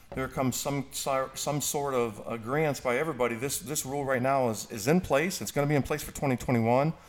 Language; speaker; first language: English; native; English